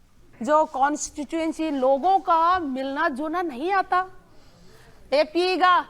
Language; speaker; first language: Hindi; non-native, local second language; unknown